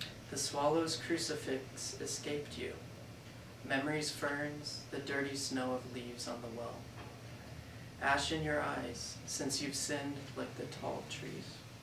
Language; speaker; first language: English; native; English